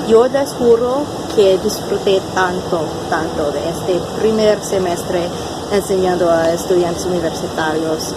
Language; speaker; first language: Spanish; non-native, fluent; English